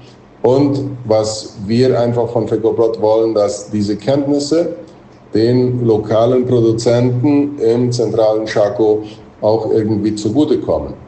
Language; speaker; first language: German; non-native, local second language; Plautdietsch